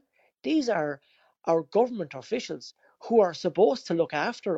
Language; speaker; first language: English; native; English